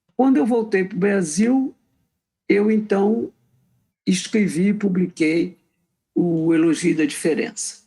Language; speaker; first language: Portuguese; native; Portuguese